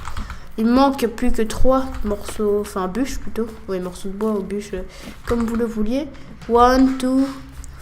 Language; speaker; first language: French; native; French